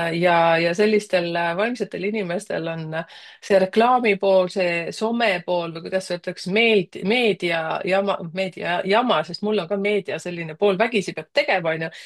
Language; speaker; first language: Estonian; native; Estonian